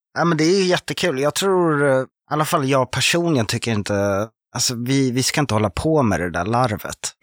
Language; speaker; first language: Swedish; non-native, fluent; French